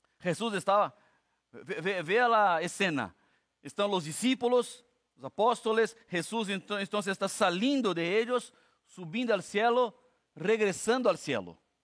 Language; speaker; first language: Spanish; non-native, fluent; Portuguese